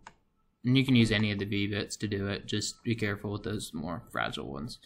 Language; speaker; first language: English; native; English